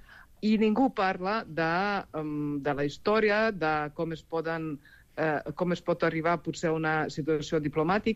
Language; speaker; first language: Catalan; non-native, fluent; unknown